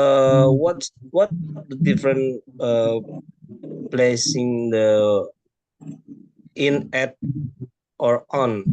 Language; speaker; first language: English; non-native, learner; Indonesian